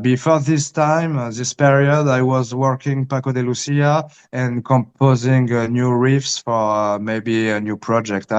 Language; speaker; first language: English; early bilingual, heritage; Spanish